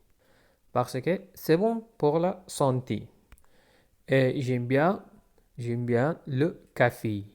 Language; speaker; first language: French; non-native, fluent; Pashto